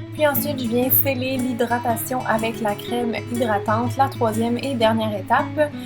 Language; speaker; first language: French; native; French